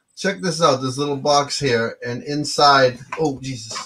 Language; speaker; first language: English; native; English